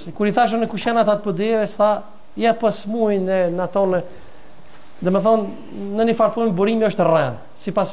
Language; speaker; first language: Albanian; native; Albanian